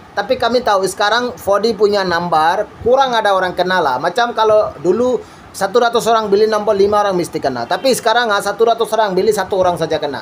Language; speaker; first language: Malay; non-native, learner; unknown